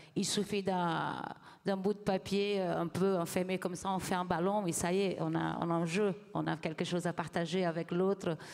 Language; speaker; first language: French; non-native, fluent; Portuguese